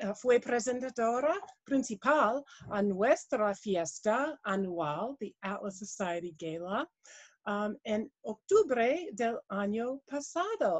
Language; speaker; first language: Spanish; non-native, learner; English